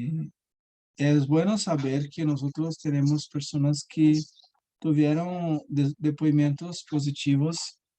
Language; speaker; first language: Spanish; non-native, learner; Portuguese